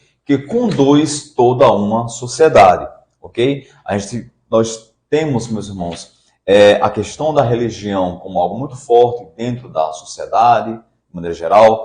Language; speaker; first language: Portuguese; native; Portuguese